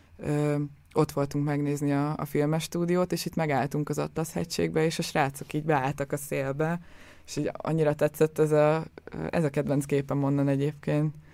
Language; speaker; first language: Hungarian; native; Hungarian